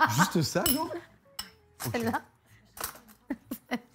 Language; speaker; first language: French; native; French